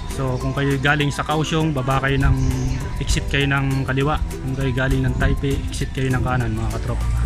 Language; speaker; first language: Filipino; native; Filipino